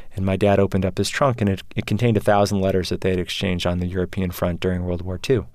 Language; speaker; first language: English; native; English